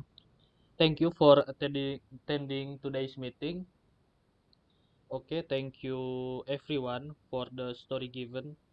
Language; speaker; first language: English; non-native, learner; Indonesian